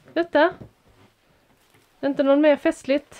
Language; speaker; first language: Swedish; native; Swedish